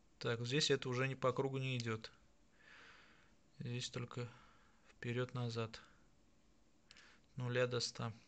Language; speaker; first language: Russian; native; Russian